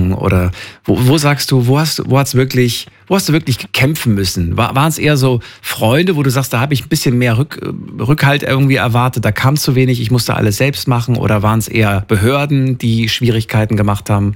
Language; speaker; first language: German; native; German